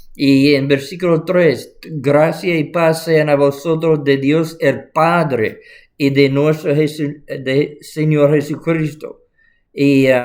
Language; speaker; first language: Spanish; non-native, fluent; English